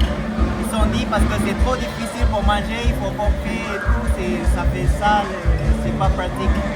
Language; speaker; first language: French; non-native, fluent; Thai